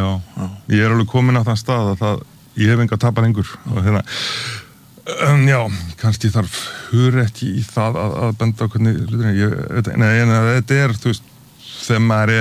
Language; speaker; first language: Icelandic; native; Icelandic